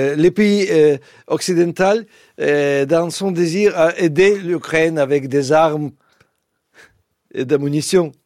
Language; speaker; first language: French; non-native, fluent; Russian